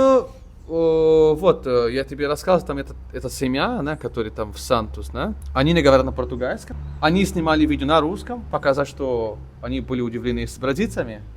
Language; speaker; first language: Russian; non-native, fluent; Portuguese